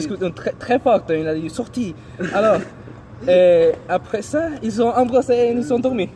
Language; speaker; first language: French; non-native, learner; English